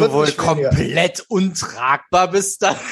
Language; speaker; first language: German; native; German